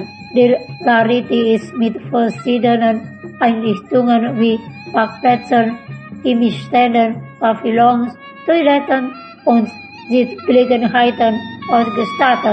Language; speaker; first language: German; non-native, fluent; Indonesian